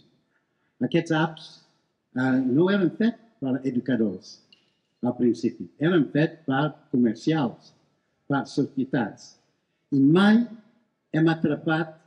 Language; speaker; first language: Catalan; non-native, fluent; English